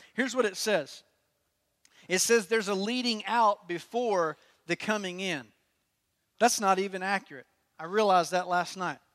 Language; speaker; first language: English; native; English